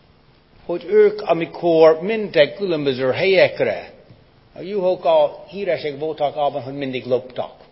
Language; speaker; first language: Hungarian; non-native, fluent; English